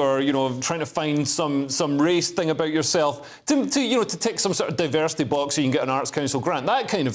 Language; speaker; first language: English; native; English